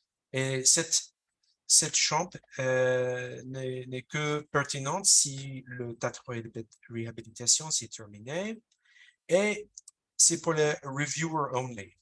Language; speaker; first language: French; non-native, fluent; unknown